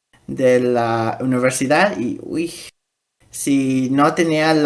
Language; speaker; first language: Spanish; early bilingual, heritage; Spanish